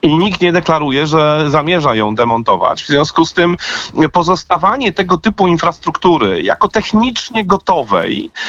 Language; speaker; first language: Polish; native; Polish